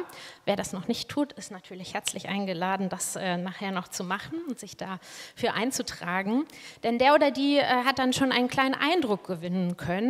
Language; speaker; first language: German; native; German